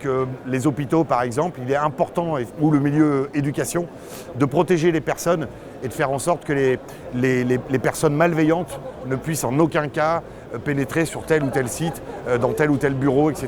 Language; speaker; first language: French; native; French